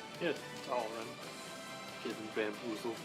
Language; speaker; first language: English; native; English